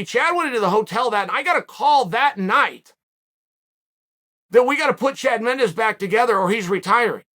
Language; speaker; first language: English; native; English